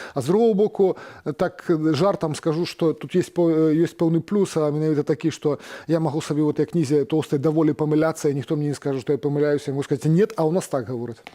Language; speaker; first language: Belarusian; native; Belarusian